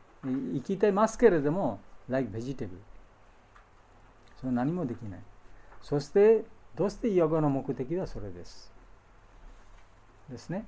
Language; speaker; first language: Japanese; non-native, fluent; Bangla